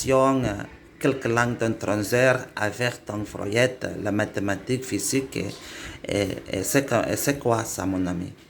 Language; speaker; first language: French; non-native, learner; Indonesian